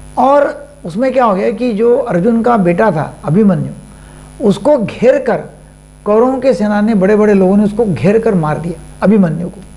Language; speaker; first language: Hindi; non-native, local second language; Marathi